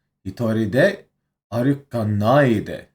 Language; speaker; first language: Japanese; non-native, learner; English